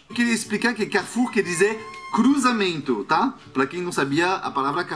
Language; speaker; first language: Portuguese; non-native, fluent; French